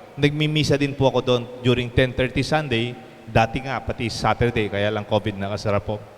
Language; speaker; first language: Filipino; non-native, local second language; Pampanga